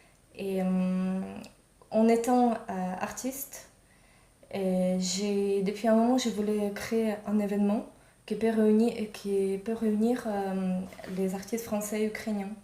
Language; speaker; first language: French; non-native, fluent; Ukrainian